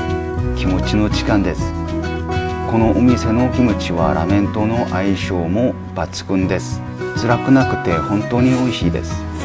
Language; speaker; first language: Japanese; non-native, learner; Korean